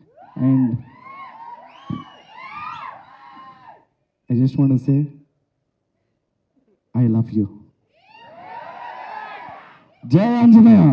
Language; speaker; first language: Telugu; non-native, learner; Kannada